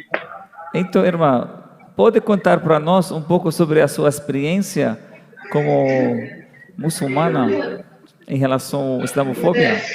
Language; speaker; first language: Portuguese; non-native, fluent; Arabic